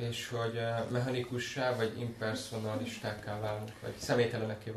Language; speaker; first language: Hungarian; native; Hungarian